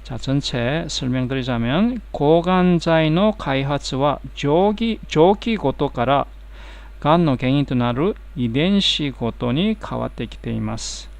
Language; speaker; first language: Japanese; non-native, fluent; Korean